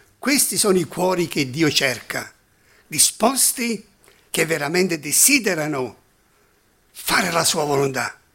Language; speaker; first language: Italian; non-native, fluent; German